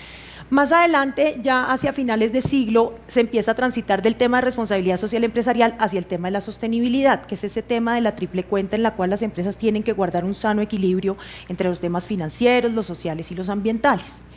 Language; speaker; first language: Spanish; native; Spanish